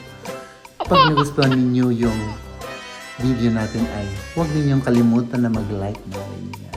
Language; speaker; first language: Filipino; native; Filipino